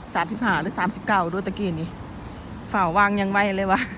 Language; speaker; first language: Thai; non-native, local second language; Northeastern Thai